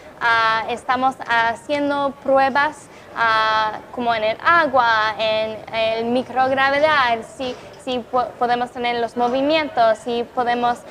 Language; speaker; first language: Spanish; non-native, fluent; English